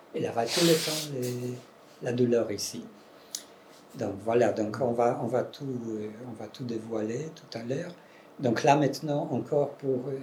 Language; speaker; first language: French; non-native, fluent; Polish